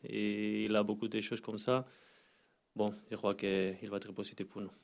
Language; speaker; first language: French; non-native, learner; Spanish